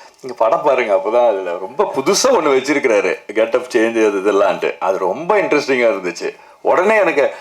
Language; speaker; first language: Tamil; non-native, local second language; Kannada